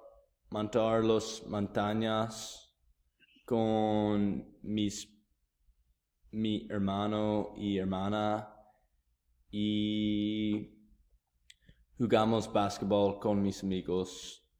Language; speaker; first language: Spanish; non-native, learner; English